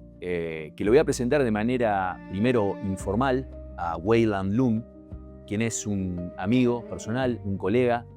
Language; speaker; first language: Spanish; native; Spanish